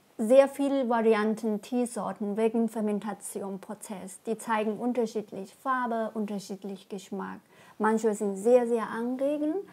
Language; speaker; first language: German; non-native, learner; Chinese